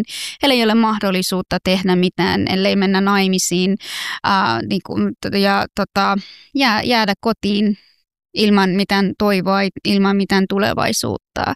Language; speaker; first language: Finnish; early bilingual, other home language; Persian